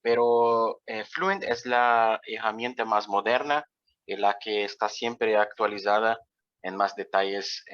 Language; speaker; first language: Spanish; non-native, fluent; Portuguese